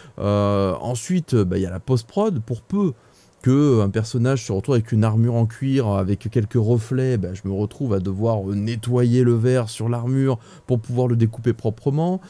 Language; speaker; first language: French; native; French